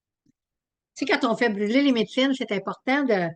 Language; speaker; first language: French; native; French